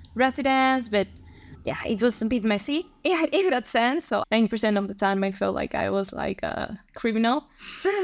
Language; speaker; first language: English; non-native, fluent; Spanish